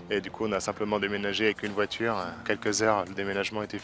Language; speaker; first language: French; native; French